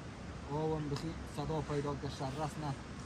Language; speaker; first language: Persian; native; Persian